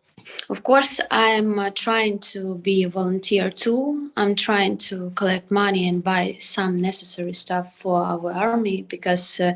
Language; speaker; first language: English; non-native, learner; Ukrainian